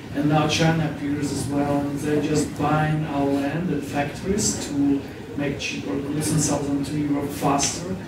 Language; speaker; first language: English; non-native, fluent; Russian